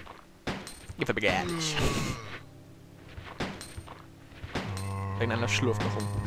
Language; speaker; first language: German; native; German